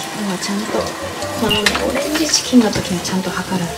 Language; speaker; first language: Japanese; native; Japanese